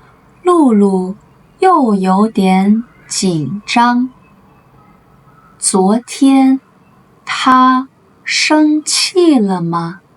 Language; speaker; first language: Chinese; native; Chinese